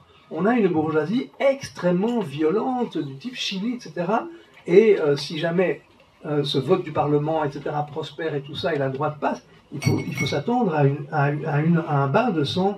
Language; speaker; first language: French; native; French